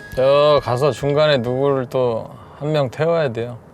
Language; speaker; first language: Korean; native; Korean